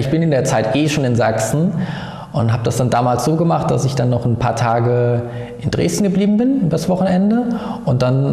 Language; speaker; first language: German; native; German